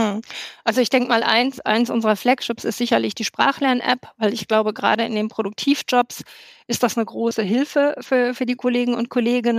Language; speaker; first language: German; native; German